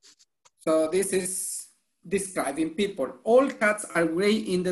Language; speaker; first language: English; non-native, fluent; Spanish